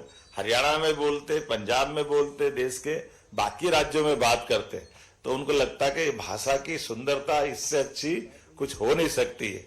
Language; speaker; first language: Hindi; native; Hindi